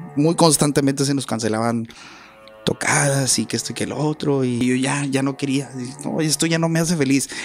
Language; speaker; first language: Spanish; native; Spanish